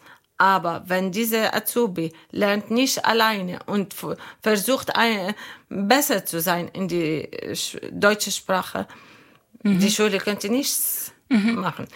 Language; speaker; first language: German; non-native, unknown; Arabic